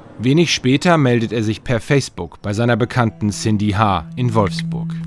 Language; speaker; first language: German; native; German